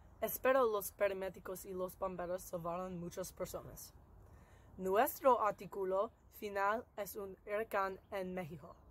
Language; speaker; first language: Spanish; non-native, learner; English